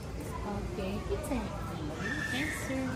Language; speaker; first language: English; non-native, local second language; Filipino